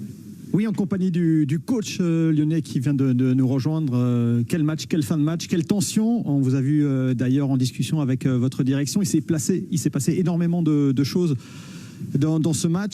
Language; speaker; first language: French; native; French